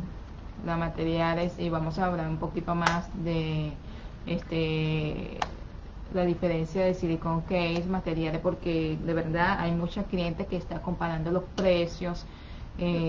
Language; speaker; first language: Spanish; non-native, fluent; Chinese